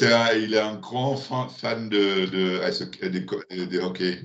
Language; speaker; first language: French; non-native, learner; German